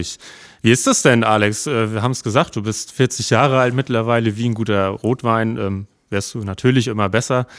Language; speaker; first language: German; native; German